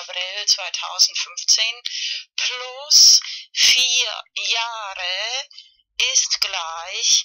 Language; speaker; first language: German; non-native, learner; Spanish